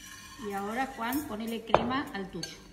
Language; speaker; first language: Spanish; native; Spanish